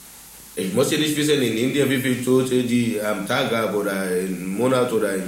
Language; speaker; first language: German; non-native, fluent; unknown